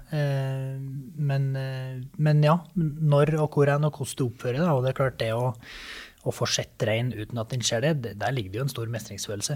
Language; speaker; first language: Norwegian; native; Norwegian